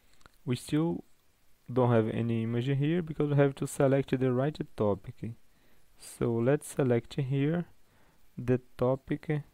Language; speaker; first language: English; non-native, fluent; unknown